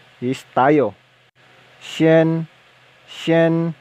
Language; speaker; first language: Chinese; non-native, learner; Filipino